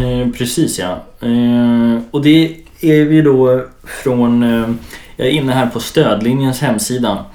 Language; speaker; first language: Swedish; native; Swedish